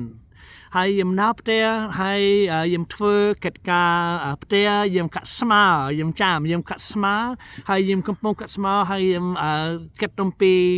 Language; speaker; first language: Khmer; non-native, fluent; English